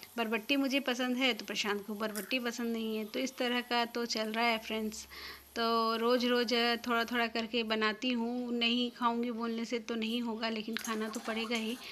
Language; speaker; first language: Hindi; non-native, local second language; Bangla